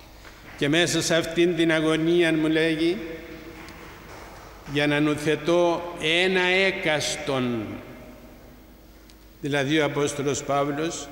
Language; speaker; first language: Greek; native; Greek